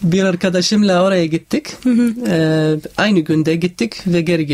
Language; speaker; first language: Turkish; non-native, learner; Arabic